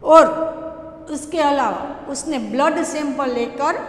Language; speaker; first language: Hindi; non-native, local second language; Gujarati